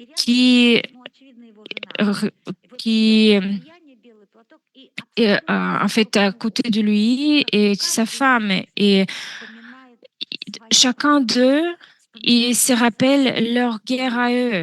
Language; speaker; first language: French; non-native, fluent; Russian